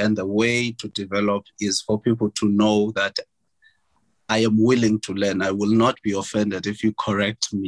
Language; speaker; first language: English; non-native, local second language; Xhosa